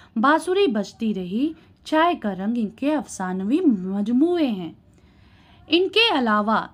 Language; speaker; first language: Urdu; native; Urdu